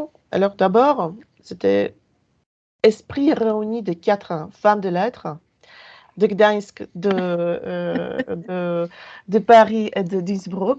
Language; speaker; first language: French; non-native, fluent; Polish